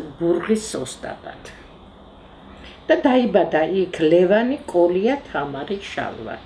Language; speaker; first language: Georgian; native; Georgian